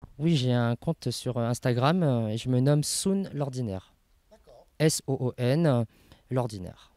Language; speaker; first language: French; native; French